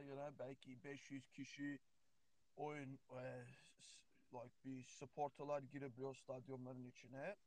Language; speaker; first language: Turkish; early bilingual, heritage; Turkish